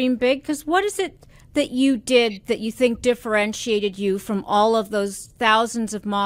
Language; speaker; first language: English; native; English